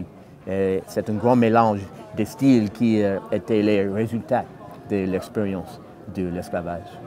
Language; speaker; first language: French; non-native, fluent; English